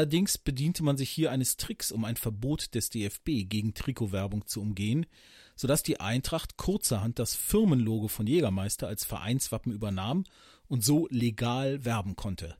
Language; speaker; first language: German; native; German